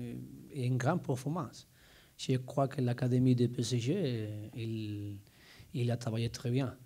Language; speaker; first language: French; non-native, learner; Spanish